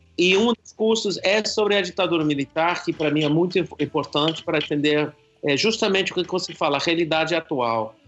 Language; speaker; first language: Portuguese; non-native, fluent; English